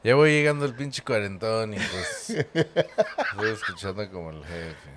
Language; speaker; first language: Spanish; early bilingual, heritage; Spanish